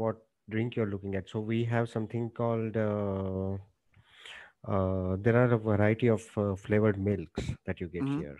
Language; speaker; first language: English; non-native, local second language; Marathi